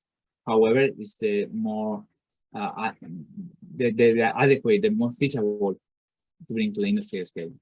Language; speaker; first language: English; non-native, fluent; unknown